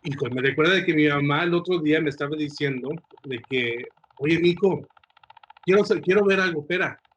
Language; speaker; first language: Spanish; early bilingual, heritage; Spanish